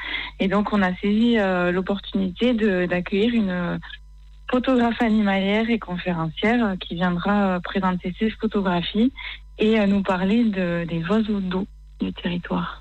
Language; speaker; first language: French; native; French